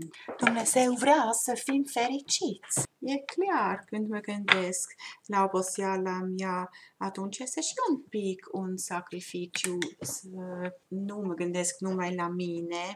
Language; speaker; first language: Romanian; non-native, fluent; German